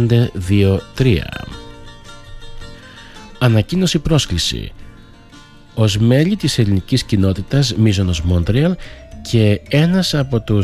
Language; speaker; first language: Greek; native; Greek